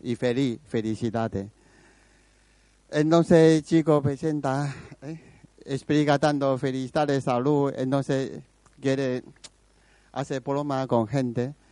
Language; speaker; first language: Spanish; non-native, learner; Chinese